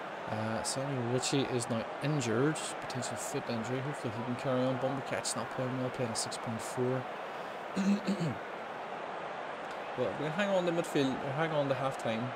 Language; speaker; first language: English; native; English